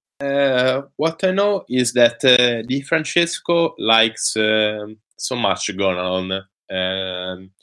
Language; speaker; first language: English; non-native, learner; Italian